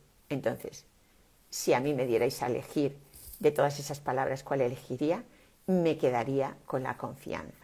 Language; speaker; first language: Spanish; native; Spanish